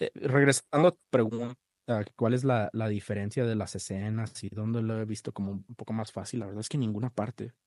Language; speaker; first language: Spanish; early bilingual, other home language; English